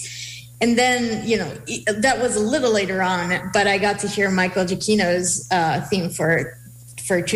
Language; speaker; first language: English; non-native, fluent; Hebrew